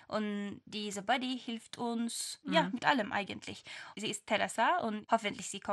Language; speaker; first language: German; non-native, fluent; Turkish